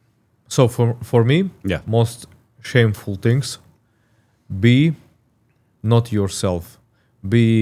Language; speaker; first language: English; non-native, learner; Russian